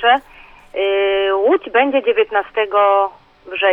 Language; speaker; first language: Polish; native; Polish